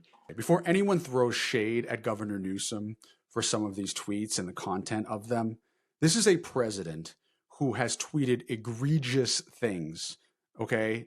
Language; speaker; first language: English; native; English